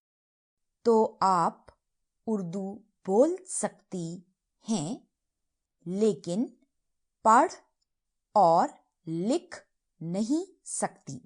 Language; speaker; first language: Hindi; early bilingual, heritage; Urdu